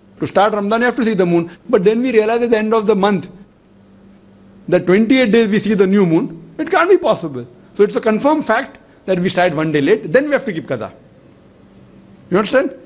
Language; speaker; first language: English; non-native, local second language; Urdu